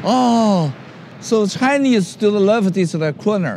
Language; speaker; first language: English; non-native, learner; Chinese